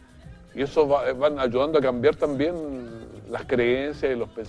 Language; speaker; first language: Spanish; native; Spanish